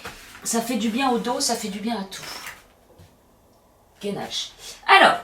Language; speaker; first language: French; native; French